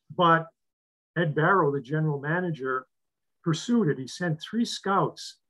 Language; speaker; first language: English; native; English